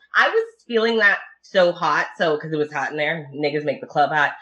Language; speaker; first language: English; early bilingual, other home language; Italian